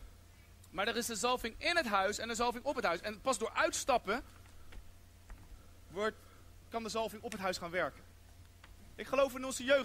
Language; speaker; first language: Dutch; native; Dutch